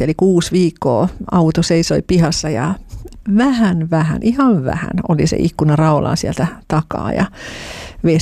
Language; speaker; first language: Finnish; native; Finnish